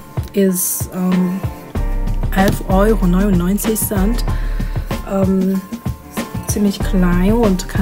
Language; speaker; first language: German; non-native, learner; Chinese